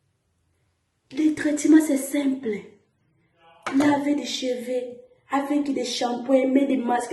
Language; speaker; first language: French; non-native, learner; Portuguese